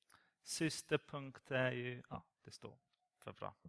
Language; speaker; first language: Swedish; non-native, learner; English